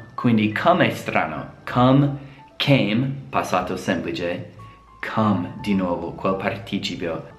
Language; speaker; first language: Italian; non-native, fluent; English